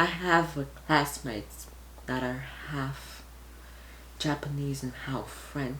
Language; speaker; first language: English; early bilingual, other home language; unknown